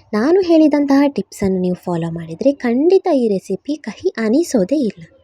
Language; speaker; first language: Kannada; non-native, local second language; Tulu